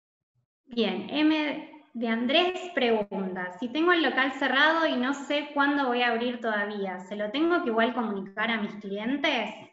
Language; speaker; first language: Spanish; native; Spanish